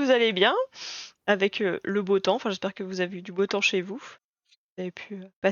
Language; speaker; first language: French; native; French